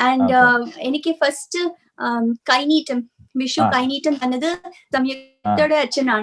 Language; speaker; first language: Malayalam; non-native, learner; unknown